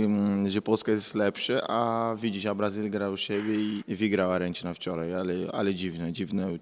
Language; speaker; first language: Polish; non-native, learner; Portuguese